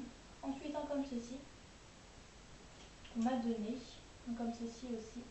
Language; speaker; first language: French; native; French